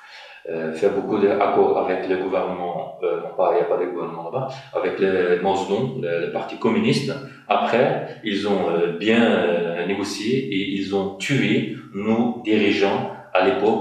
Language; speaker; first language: French; non-native, fluent; Uyghur